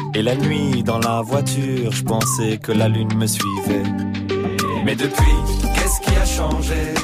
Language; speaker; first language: French; non-native, fluent; English